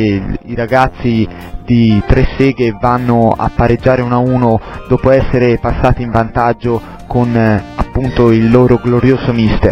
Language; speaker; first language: Italian; native; Italian